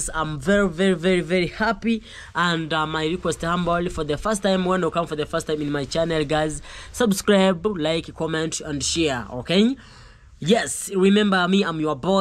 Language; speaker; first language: English; non-native, learner; Swahili